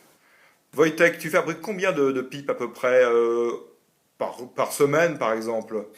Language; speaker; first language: French; native; French